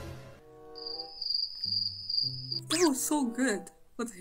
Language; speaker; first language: English; non-native, fluent; German